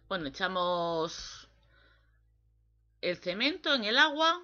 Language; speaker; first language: Spanish; native; Spanish